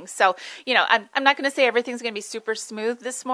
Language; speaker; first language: English; native; English